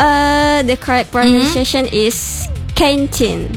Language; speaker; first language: English; non-native, learner; Indonesian